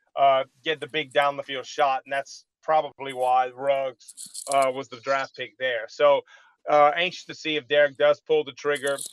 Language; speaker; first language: English; native; English